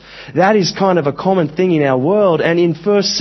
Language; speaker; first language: English; native; English